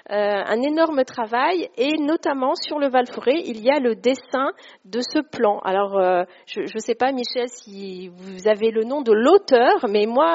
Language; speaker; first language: French; native; French